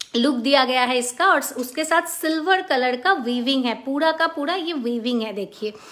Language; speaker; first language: Hindi; non-native, local second language; Bangla